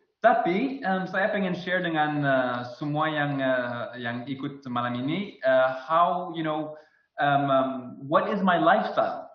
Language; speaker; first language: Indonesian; non-native, fluent; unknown